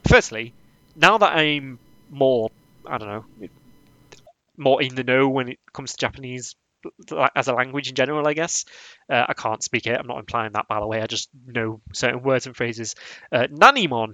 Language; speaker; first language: English; native; English